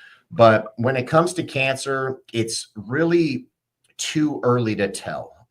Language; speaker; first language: English; native; English